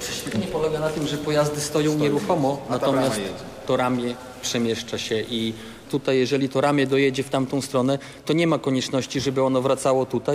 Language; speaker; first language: Polish; native; Polish